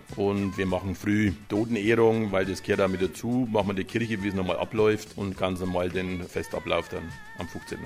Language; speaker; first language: German; native; German